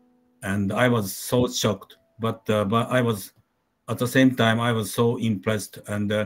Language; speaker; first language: English; non-native, learner; Japanese